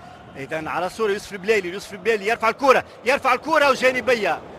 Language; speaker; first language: Arabic; native; Arabic